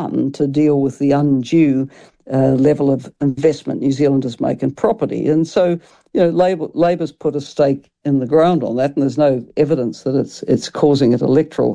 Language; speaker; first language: English; native; English